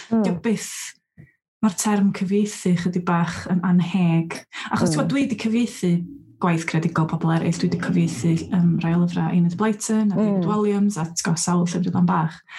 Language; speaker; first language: Welsh; native; Welsh